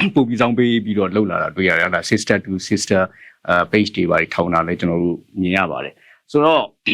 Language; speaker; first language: Burmese; native; Burmese